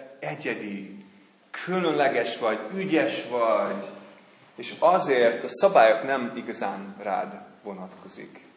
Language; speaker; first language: Hungarian; non-native, fluent; English